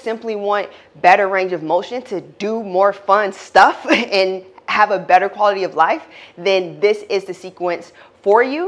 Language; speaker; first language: English; native; English